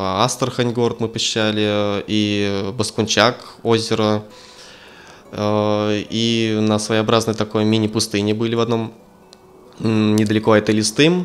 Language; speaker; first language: Russian; native; Russian